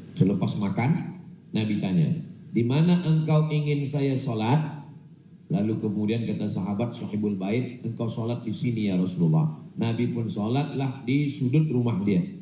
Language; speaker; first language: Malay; non-native, local second language; Minangkabau